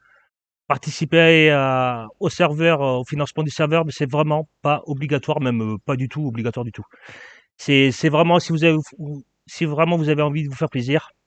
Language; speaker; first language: French; native; French